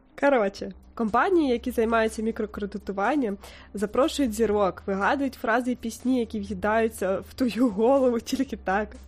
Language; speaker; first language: Ukrainian; native; Ukrainian